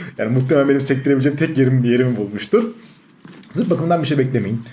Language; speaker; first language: Turkish; native; Turkish